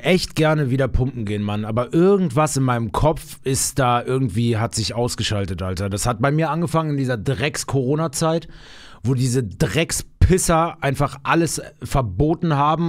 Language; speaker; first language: German; native; German